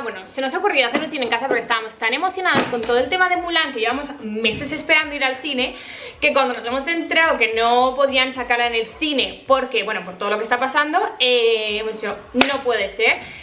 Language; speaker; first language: Spanish; native; Spanish